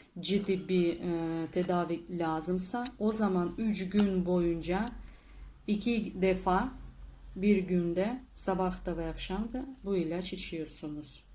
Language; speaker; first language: Turkish; non-native, learner; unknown